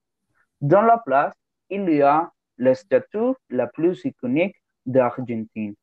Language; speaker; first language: French; non-native, learner; Spanish